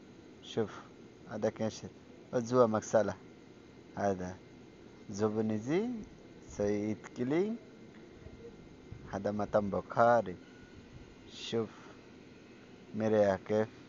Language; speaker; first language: Arabic; non-native, learner; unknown